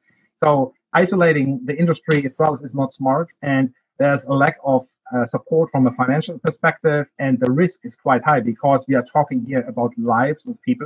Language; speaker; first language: English; non-native, fluent; German